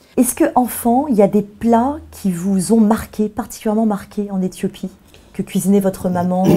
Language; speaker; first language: French; native; French